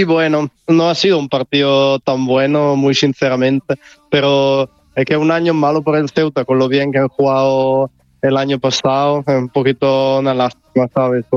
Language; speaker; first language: Spanish; non-native, fluent; Italian